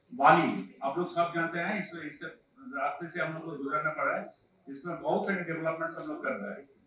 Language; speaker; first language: Hindi; native; Hindi